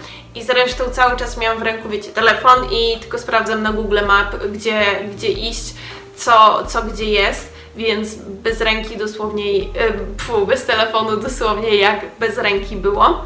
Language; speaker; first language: Polish; native; Polish